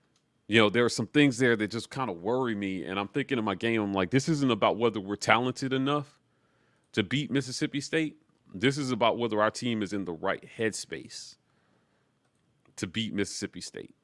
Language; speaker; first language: English; native; English